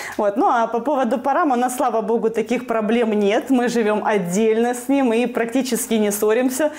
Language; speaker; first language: Russian; native; Russian